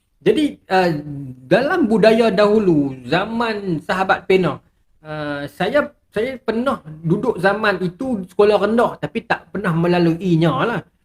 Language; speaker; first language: Malay; native; Malay